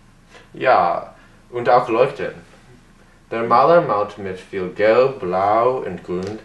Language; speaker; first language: German; non-native, learner; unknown